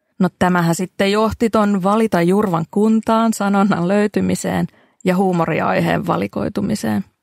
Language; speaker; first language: Finnish; native; Finnish